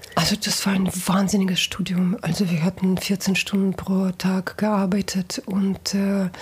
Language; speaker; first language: German; non-native, fluent; Russian